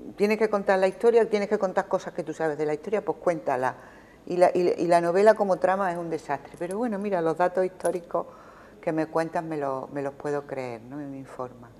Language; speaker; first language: Spanish; native; Spanish